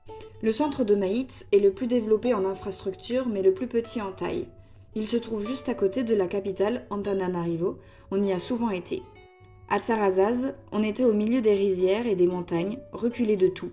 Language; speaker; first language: French; native; French